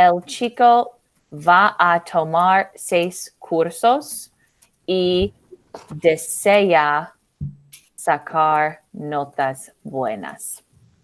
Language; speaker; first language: Spanish; non-native, learner; English